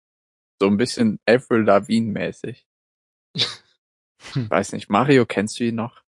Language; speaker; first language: German; native; German